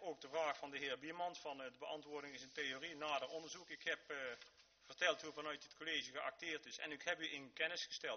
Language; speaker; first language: Dutch; native; Dutch